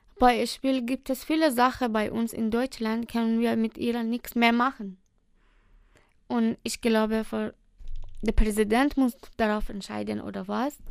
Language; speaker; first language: German; non-native, learner; Persian